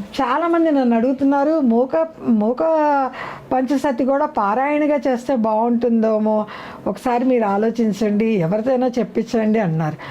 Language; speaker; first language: Telugu; native; Telugu